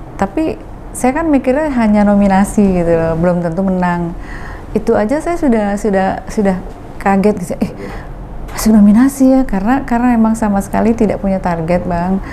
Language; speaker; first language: Indonesian; native; Indonesian